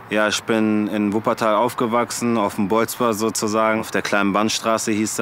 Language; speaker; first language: German; early bilingual, other home language; French